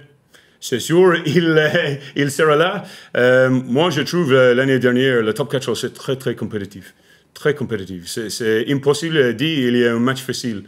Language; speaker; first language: French; non-native, learner; English